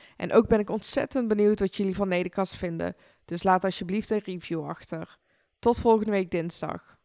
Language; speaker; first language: Dutch; early bilingual, other home language; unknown